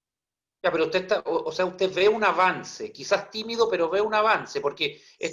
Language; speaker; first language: Spanish; native; Spanish